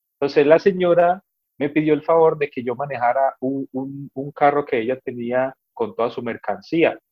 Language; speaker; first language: Spanish; native; Spanish